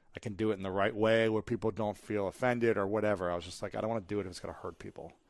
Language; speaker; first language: English; native; English